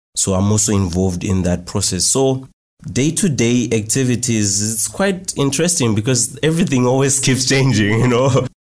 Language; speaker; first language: English; non-native, local second language; Shona